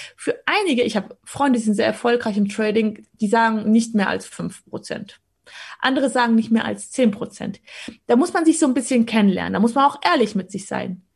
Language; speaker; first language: German; early bilingual, other home language; Polish